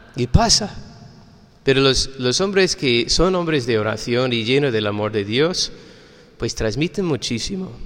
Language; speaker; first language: Spanish; non-native, fluent; English